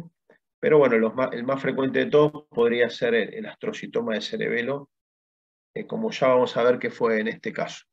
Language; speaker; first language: Spanish; native; Spanish